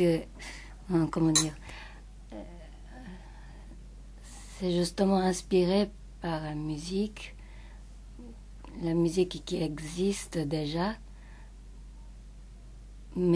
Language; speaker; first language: French; non-native, fluent; Japanese